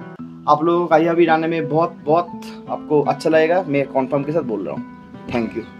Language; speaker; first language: Hindi; non-native, local second language; Bangla